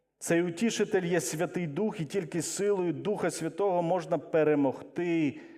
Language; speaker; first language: Ukrainian; non-native, local second language; Russian